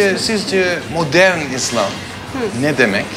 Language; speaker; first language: Turkish; non-native, learner; Dutch